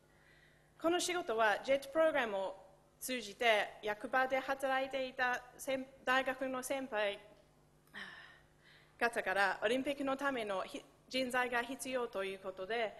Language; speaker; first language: Japanese; non-native, fluent; English